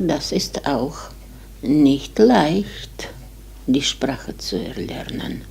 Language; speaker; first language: German; non-native, learner; Ukrainian